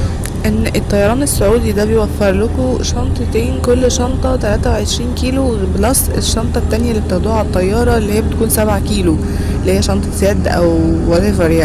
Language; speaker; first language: Arabic; native; Arabic